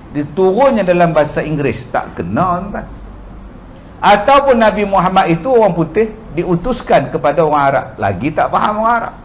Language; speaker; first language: Malay; native; Malay